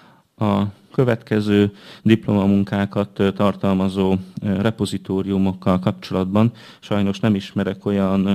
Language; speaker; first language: Hungarian; native; Hungarian